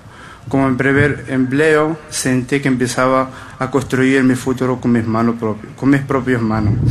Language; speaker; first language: Spanish; non-native, fluent; Arabic